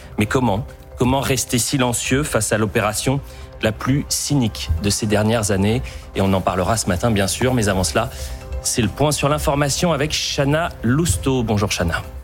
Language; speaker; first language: French; native; French